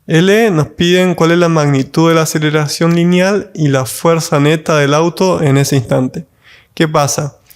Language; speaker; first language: Spanish; native; Spanish